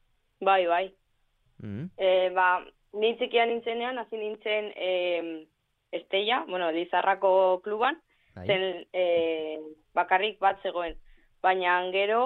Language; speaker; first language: Basque; non-native, local second language; Spanish